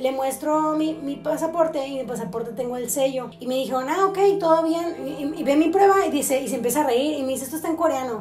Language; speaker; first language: Spanish; native; Spanish